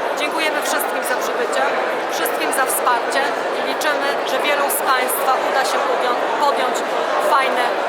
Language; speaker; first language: Polish; native; Polish